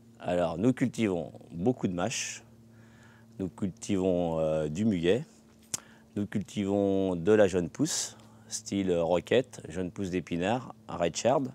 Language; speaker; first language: French; native; French